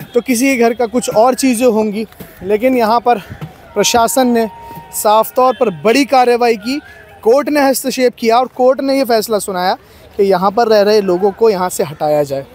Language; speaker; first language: Hindi; native; Hindi